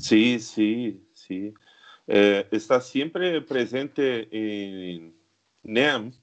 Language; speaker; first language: Spanish; non-native, learner; Portuguese